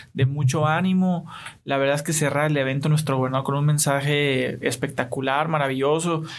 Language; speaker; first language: Spanish; native; Spanish